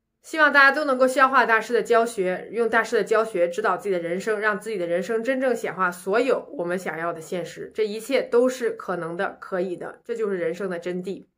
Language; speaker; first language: Chinese; native; Chinese